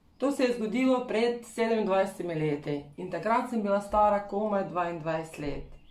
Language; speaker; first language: Slovenian; non-native, fluent; Ukrainian